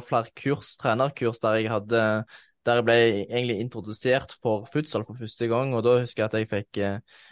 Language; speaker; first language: Norwegian; native; Norwegian